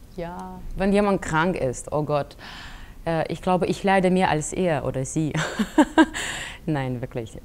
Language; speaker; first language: German; non-native, fluent; Russian